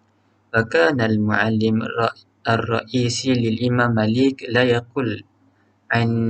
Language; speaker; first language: Arabic; non-native, learner; Malay